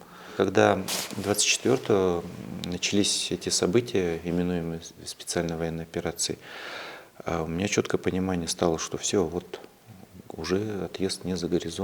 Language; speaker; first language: Russian; native; Russian